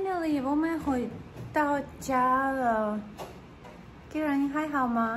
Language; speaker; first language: Chinese; non-native, fluent; Russian